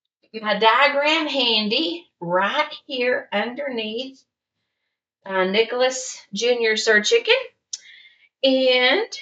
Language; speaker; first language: English; native; English